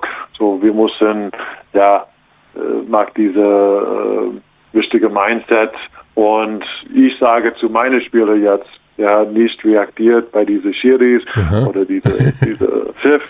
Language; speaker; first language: German; non-native, learner; English